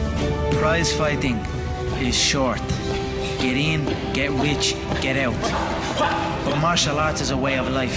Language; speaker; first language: English; native; English